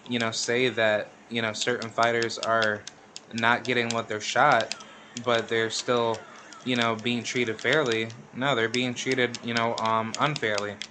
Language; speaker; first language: English; native; English